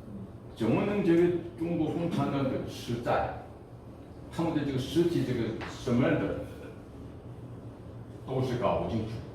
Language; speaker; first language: Chinese; non-native, fluent; Korean